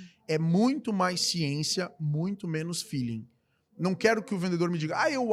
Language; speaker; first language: Portuguese; native; Portuguese